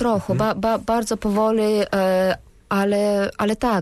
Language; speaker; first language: Polish; non-native, fluent; Russian